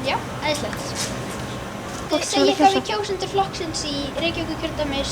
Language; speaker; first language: Icelandic; native; Icelandic